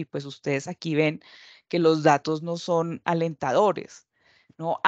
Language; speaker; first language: Spanish; native; Spanish